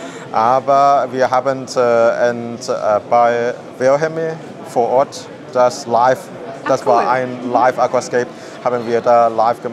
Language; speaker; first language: German; non-native, learner; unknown